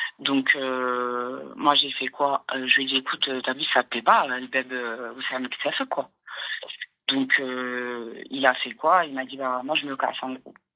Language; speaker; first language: French; early bilingual, other home language; Arabic